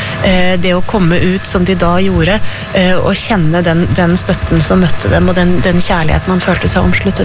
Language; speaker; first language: Norwegian; native; Norwegian